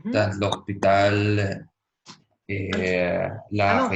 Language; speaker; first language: French; non-native, learner; Spanish